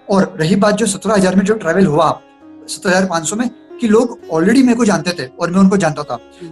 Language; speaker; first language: Hindi; non-native, local second language; Marathi